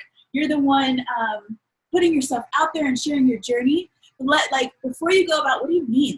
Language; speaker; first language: English; native; English